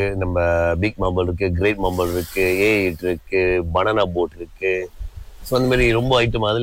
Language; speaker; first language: Tamil; early bilingual, heritage; Tamil